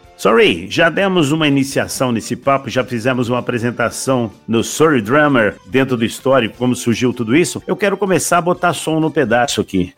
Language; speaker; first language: Portuguese; native; Portuguese